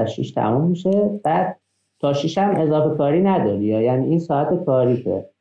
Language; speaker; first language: Persian; non-native, local second language; Azerbaijani